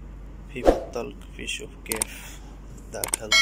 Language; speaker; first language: Arabic; non-native, learner; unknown